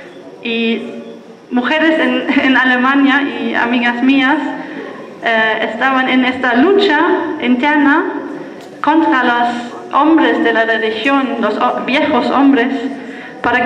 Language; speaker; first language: Spanish; non-native, fluent; German